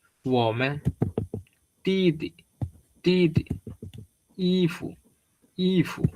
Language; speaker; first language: Chinese; non-native, fluent; Bangla